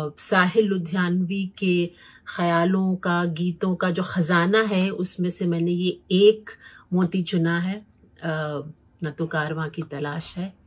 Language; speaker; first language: Hindi; native; Hindi